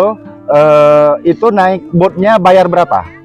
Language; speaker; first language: Indonesian; native; Indonesian